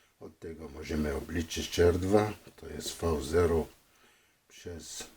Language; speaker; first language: Polish; non-native, fluent; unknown